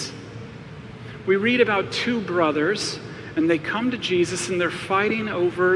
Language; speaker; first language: English; native; English